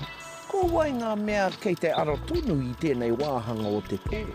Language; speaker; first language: Māori; non-native, local second language; English